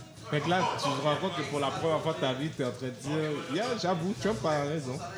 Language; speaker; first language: French; native; French